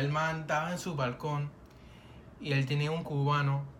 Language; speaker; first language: Spanish; early bilingual, other home language; English